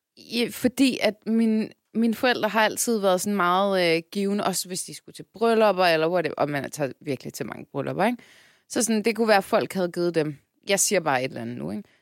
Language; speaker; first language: Danish; early bilingual, other home language; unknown